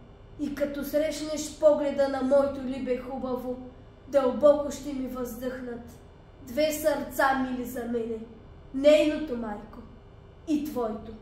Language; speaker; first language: Bulgarian; native; Bulgarian